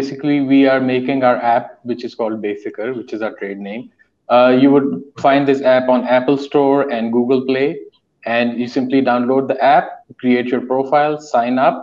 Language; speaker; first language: English; non-native, local second language; Urdu